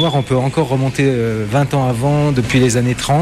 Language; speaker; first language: French; native; French